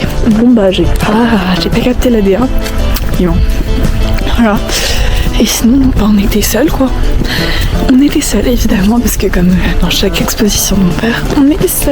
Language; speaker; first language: French; native; French